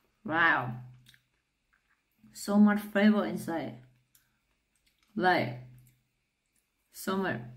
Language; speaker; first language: English; non-native, learner; Thai